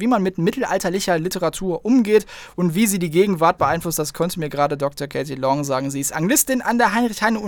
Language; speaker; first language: German; native; German